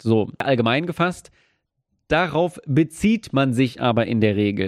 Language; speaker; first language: German; native; German